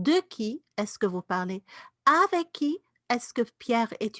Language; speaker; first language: French; non-native, fluent; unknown